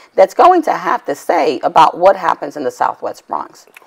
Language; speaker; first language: English; native; English